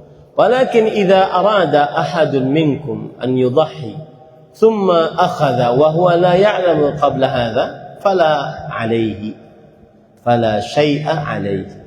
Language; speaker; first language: Arabic; non-native, fluent; Indonesian